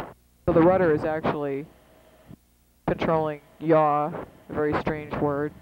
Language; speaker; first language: English; native; English